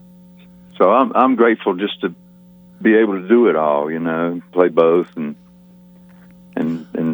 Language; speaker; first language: English; native; English